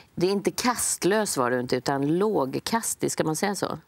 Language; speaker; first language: Swedish; native; Swedish